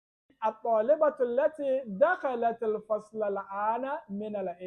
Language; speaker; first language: Arabic; non-native, fluent; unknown